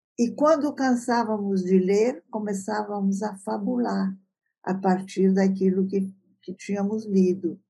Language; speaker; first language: Portuguese; early bilingual, other home language; Italian